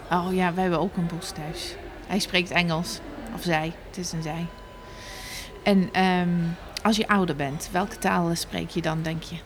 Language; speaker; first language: Dutch; non-native, fluent; English